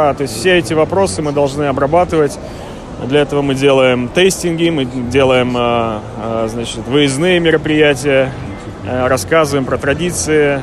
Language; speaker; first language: Russian; native; Russian